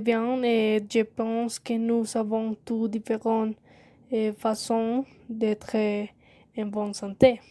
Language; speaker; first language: French; non-native, learner; Spanish